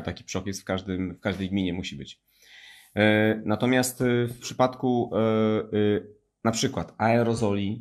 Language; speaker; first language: Polish; native; Polish